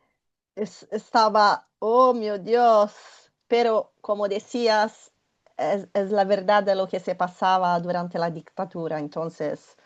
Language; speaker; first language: Spanish; non-native, fluent; Portuguese